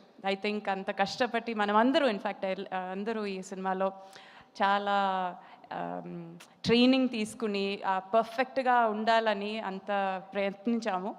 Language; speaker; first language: Telugu; non-native, fluent; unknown